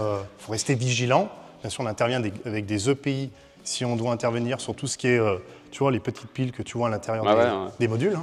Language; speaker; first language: French; native; French